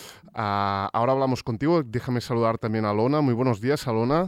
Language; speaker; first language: Spanish; non-native, local second language; Catalan